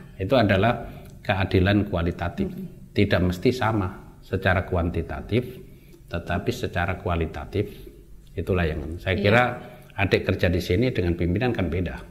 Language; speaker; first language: Indonesian; non-native, local second language; Javanese